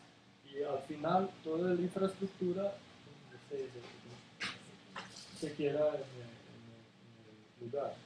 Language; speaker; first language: Spanish; non-native, learner; Serbian